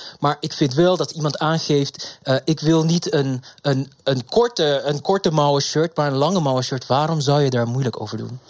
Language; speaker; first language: Dutch; non-native, local second language; Papiamento